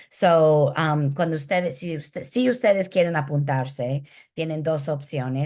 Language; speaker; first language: Spanish; early bilingual, heritage; Spanish